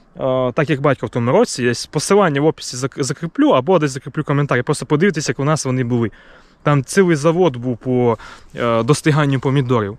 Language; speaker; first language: Ukrainian; native; Ukrainian